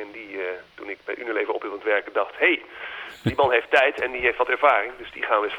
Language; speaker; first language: Dutch; native; Dutch